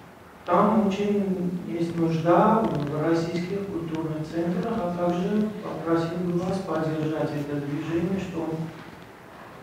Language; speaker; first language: Russian; non-native, local second language; Armenian